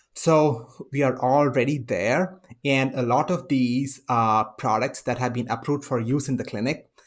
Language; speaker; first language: English; non-native, local second language; Malayalam